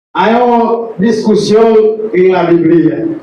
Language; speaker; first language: Spanish; non-native, learner; Haitian Creole